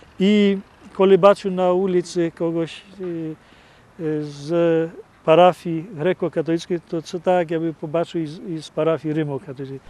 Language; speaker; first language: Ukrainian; non-native, fluent; Polish